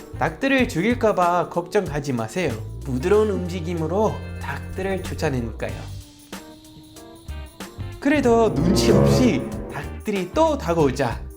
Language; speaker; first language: Korean; native; Korean